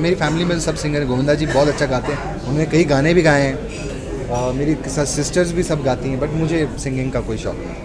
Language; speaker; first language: Hindi; native; Hindi